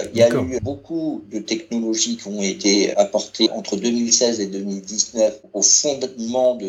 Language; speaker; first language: French; native; French